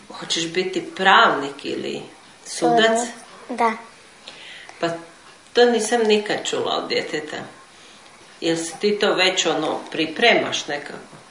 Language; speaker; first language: Croatian; native; Croatian